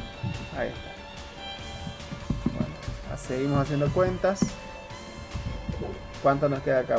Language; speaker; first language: Spanish; native; Spanish